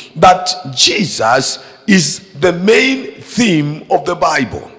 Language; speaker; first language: English; non-native, local second language; Swahili